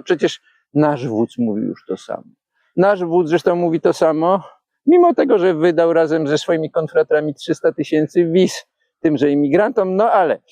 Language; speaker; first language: Polish; native; Polish